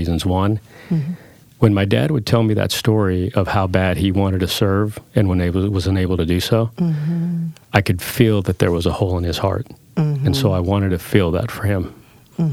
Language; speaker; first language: English; early bilingual, other home language; Spanish